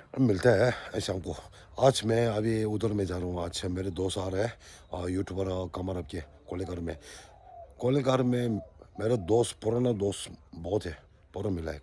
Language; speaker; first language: Hindi; non-native, local second language; Tibetan